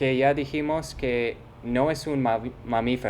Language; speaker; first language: Spanish; non-native, fluent; English